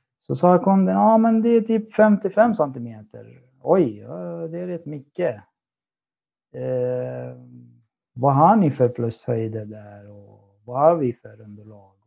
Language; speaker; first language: Swedish; non-native, fluent; Arabic